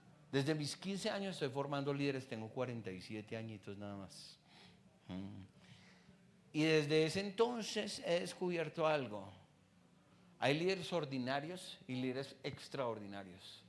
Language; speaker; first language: Spanish; native; Spanish